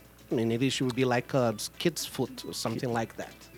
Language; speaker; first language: English; non-native, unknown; Portuguese